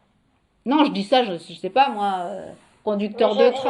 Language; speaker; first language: French; native; French